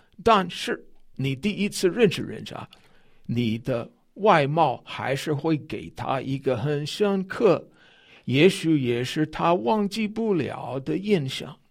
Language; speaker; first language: Chinese; non-native, fluent; English